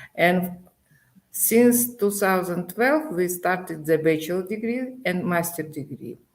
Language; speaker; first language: English; non-native, learner; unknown